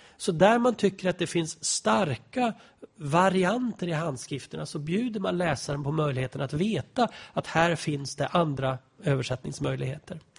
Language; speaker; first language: Swedish; native; Swedish